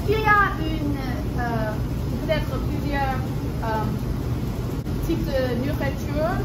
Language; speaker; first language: French; non-native, learner; English